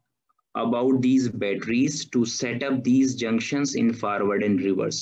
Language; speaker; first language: English; non-native, fluent; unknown